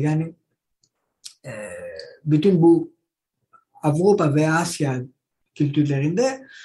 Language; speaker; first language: Turkish; non-native, learner; Greek